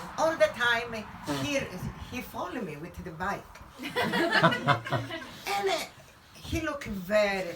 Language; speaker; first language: English; non-native, learner; Italian